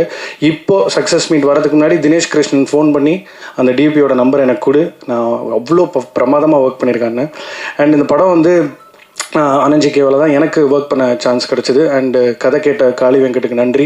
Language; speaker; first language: Tamil; native; Tamil